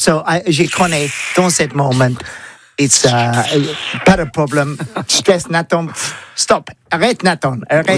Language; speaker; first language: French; non-native, learner; English